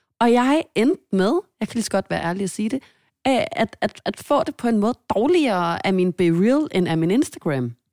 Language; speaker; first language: Danish; native; Danish